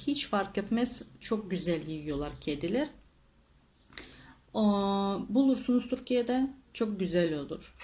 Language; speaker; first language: Turkish; non-native, learner; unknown